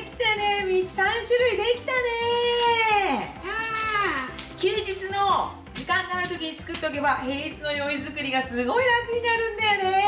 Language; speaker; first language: Japanese; native; Japanese